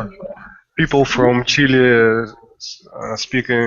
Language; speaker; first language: English; non-native, learner; Russian